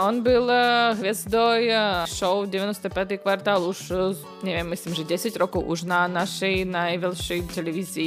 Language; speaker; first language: Slovak; non-native, learner; Ukrainian